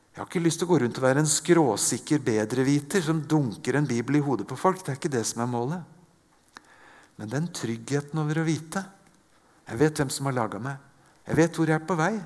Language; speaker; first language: Norwegian; native; Norwegian